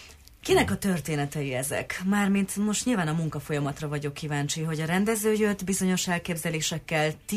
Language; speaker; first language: Hungarian; native; Hungarian